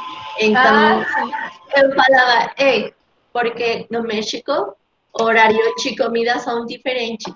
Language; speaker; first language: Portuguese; non-native, learner; Spanish